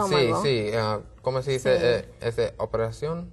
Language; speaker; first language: Spanish; non-native, learner; English